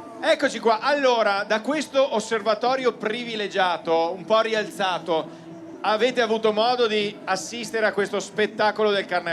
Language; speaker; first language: Italian; native; Italian